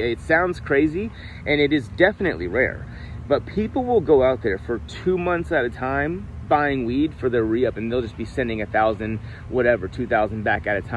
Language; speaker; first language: English; native; English